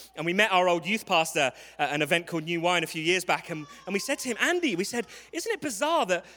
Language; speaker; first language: English; native; English